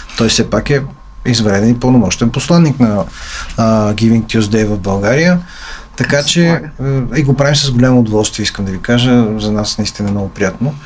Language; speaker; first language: Bulgarian; native; Bulgarian